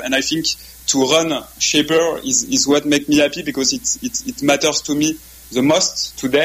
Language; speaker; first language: English; non-native, fluent; French